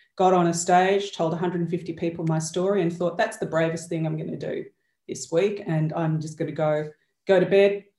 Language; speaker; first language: English; native; English